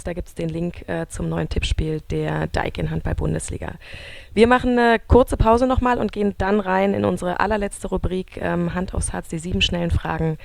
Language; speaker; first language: German; native; German